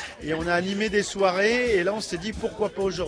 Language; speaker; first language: French; native; French